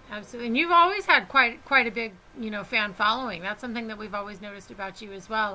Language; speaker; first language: English; native; English